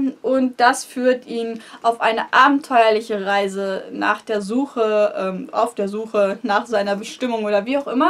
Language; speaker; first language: German; native; German